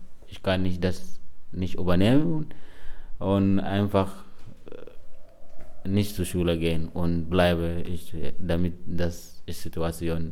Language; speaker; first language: German; non-native, learner; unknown